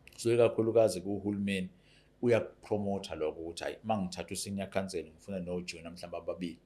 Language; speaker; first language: Zulu; native; Zulu